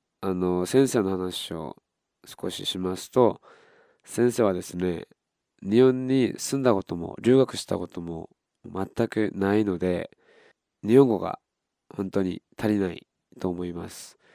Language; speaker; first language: Japanese; non-native, fluent; Korean